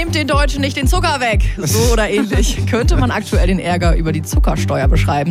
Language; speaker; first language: German; native; German